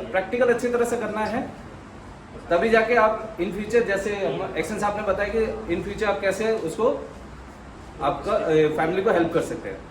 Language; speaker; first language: Hindi; non-native, local second language; Assamese